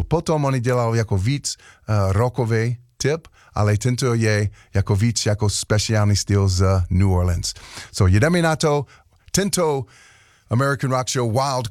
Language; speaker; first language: Czech; non-native, learner; English